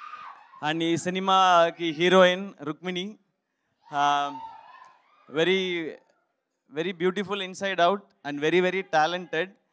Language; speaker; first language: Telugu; non-native, learner; Tamil